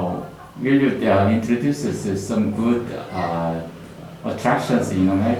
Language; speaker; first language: English; non-native, learner; Korean